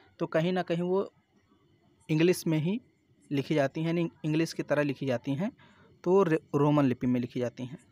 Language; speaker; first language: Hindi; native; Hindi